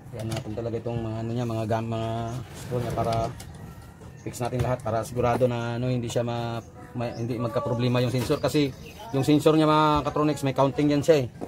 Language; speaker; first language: Filipino; non-native, local second language; Cebuano